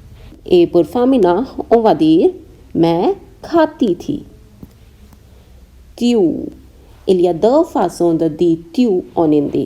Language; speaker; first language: French; non-native, fluent; Hindi